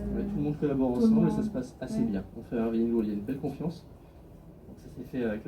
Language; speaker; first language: French; native; French